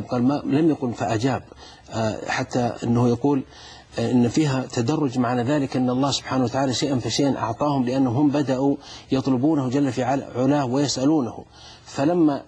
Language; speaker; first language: Arabic; native; Arabic